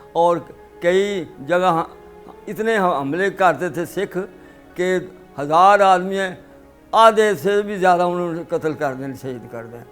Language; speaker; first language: Urdu; non-native, local second language; Punjabi